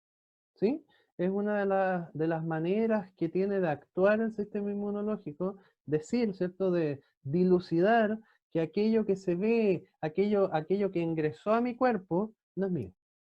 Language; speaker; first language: Spanish; native; Spanish